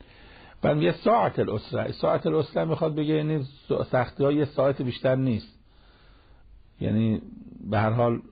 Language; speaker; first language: Persian; native; Persian